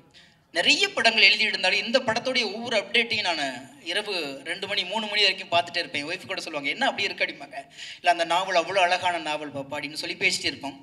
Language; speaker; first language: Tamil; native; Tamil